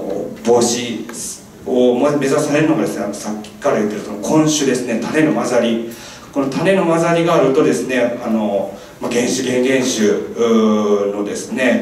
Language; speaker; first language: Japanese; native; Japanese